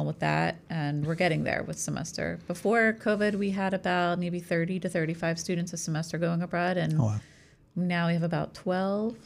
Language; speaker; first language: English; native; English